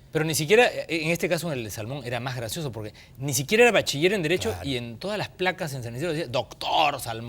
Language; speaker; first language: Spanish; native; Spanish